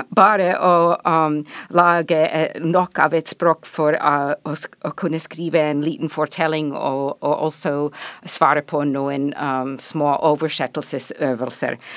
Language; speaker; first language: Norwegian; non-native, fluent; English